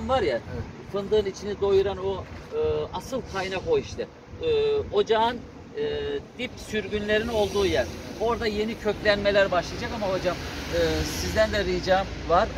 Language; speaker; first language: Turkish; native; Turkish